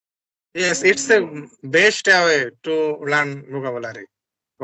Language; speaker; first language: English; non-native, learner; Bangla